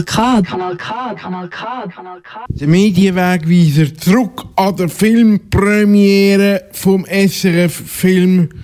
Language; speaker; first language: German; native; German